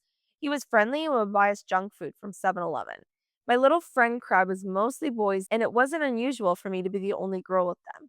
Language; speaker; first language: English; native; English